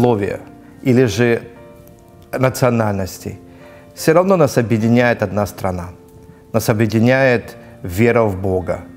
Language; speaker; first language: Ukrainian; non-native, local second language; Russian